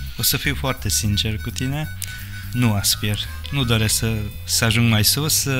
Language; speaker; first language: Romanian; non-native, local second language; Hungarian